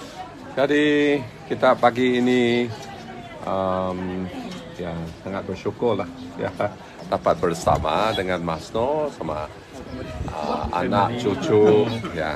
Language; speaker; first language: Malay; non-native, local second language; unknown